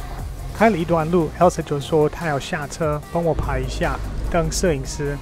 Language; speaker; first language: Chinese; non-native, fluent; English